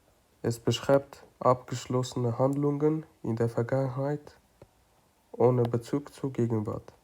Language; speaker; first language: German; non-native, fluent; Kurdish